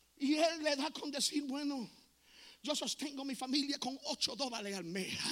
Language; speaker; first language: Spanish; early bilingual, heritage; Spanish